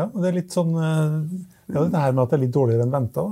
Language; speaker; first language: Norwegian; native; Norwegian